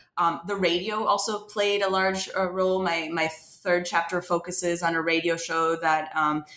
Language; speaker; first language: English; non-native, fluent; French